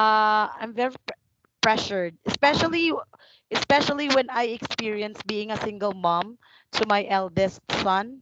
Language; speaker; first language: English; non-native, fluent; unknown